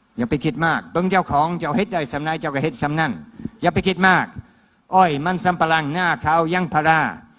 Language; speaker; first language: Thai; non-native, fluent; English